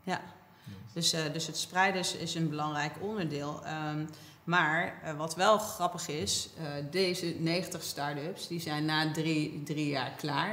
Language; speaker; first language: Dutch; native; Dutch